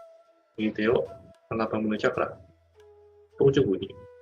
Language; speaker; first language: Japanese; non-native, fluent; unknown